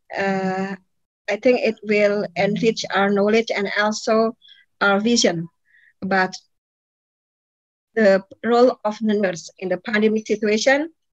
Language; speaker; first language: English; non-native, fluent; Indonesian